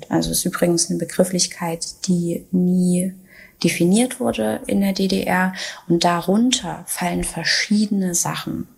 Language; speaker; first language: German; native; German